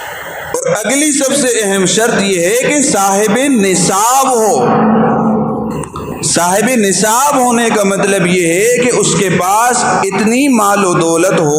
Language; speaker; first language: Urdu; native; Urdu